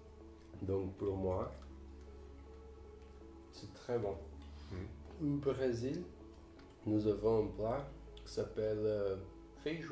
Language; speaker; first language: French; non-native, learner; Portuguese